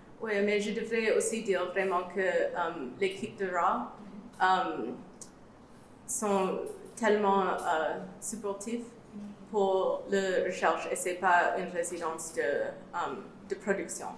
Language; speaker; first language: French; non-native, learner; English